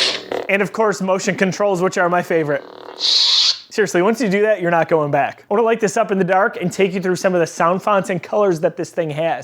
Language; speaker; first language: English; native; English